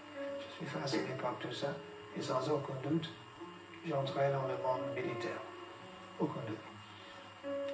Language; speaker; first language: French; non-native, fluent; English